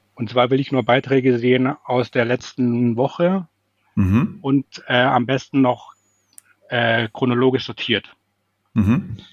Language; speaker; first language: German; native; German